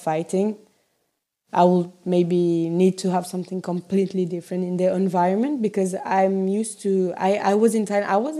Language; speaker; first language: English; non-native, fluent; French